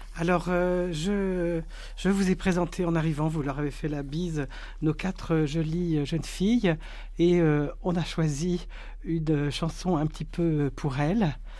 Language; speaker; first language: French; native; French